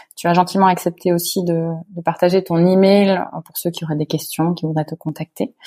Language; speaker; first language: French; native; French